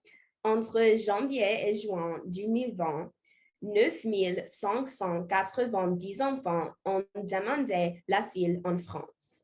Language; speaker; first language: French; non-native, learner; English